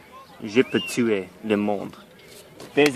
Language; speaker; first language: French; non-native, learner; English